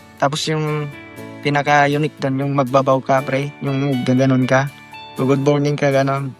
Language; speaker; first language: Filipino; non-native, local second language; Iloko